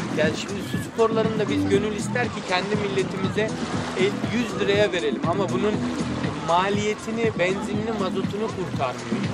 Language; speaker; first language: Turkish; native; Turkish